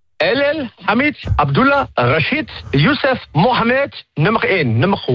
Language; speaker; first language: Dutch; non-native, fluent; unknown